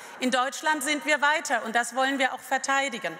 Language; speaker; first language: German; native; German